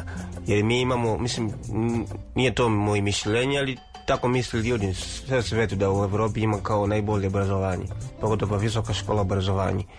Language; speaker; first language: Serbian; non-native, learner; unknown